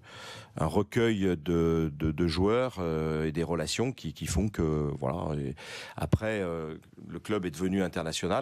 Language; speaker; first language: French; native; French